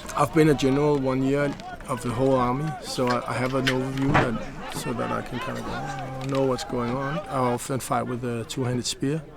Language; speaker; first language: English; non-native, fluent; Danish